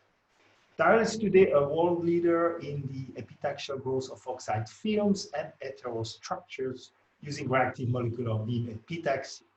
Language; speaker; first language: English; non-native, fluent; French